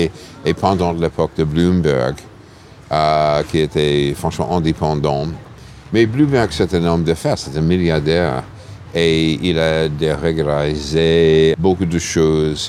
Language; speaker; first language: French; non-native, fluent; English